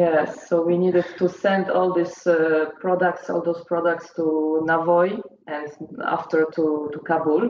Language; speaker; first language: English; non-native, learner; Polish